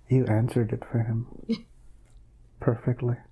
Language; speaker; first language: English; native; English